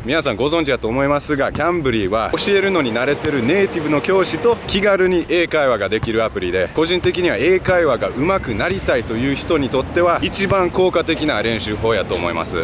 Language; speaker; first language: Japanese; early bilingual, heritage; Japanese